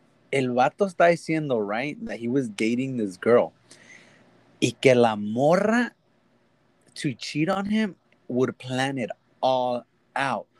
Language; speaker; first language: English; early bilingual, other home language; Spanish